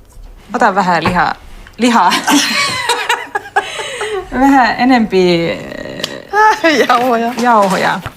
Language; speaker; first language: Finnish; early bilingual, heritage; Finnish